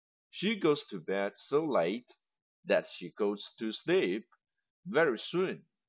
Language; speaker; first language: English; non-native, fluent; Chinese